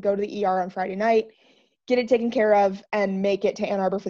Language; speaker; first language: English; native; English